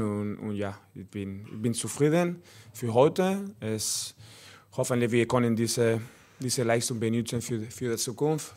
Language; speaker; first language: German; non-native, learner; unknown